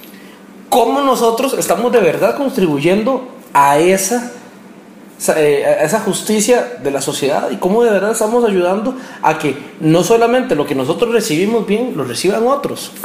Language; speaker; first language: Spanish; native; Spanish